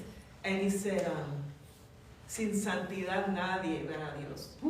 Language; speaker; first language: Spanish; early bilingual, heritage; English